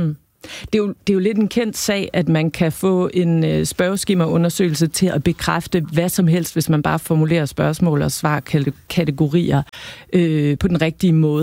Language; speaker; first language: Danish; native; Danish